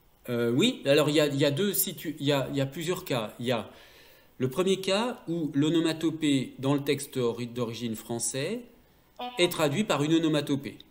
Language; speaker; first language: French; native; French